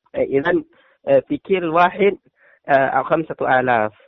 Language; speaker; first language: Arabic; non-native, learner; Indonesian